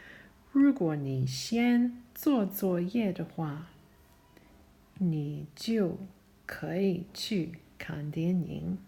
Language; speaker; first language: Chinese; non-native, fluent; English